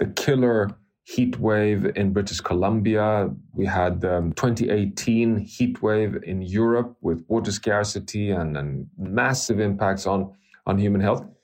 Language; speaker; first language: English; non-native, fluent; Swedish